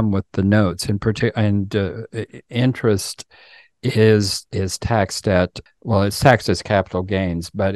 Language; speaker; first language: English; native; English